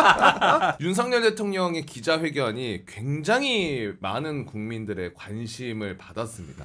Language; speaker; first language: Korean; native; Korean